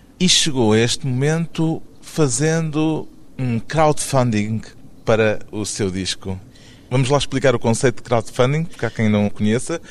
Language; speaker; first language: Portuguese; native; Portuguese